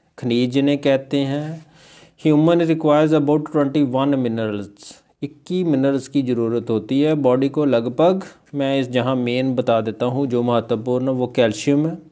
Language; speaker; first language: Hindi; non-native, local second language; Punjabi